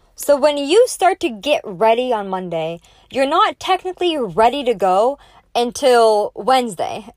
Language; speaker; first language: English; native; English